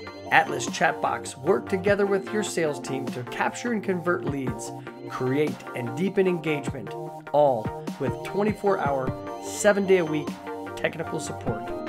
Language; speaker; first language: English; native; English